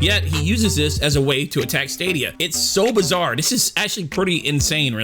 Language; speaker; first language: English; native; English